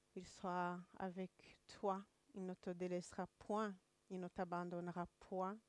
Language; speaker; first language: French; non-native, local second language; Kinyarwanda